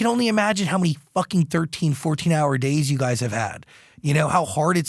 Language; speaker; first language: English; native; English